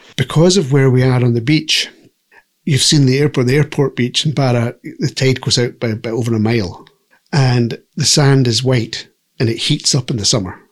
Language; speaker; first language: English; native; English